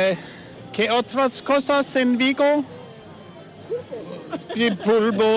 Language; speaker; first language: Spanish; non-native, learner; Danish